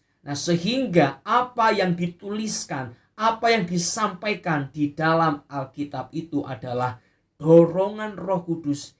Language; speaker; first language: Indonesian; native; Indonesian